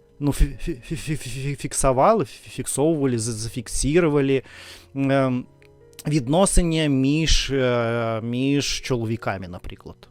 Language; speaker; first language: Ukrainian; non-native, fluent; Russian